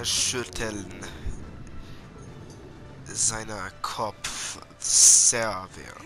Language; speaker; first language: German; non-native, learner; English